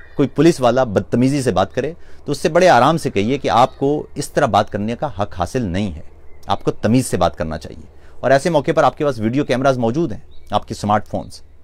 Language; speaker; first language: Urdu; non-native, local second language; Punjabi